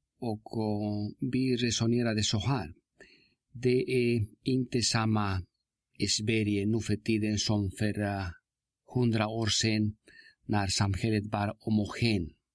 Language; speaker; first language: Swedish; non-native, fluent; Spanish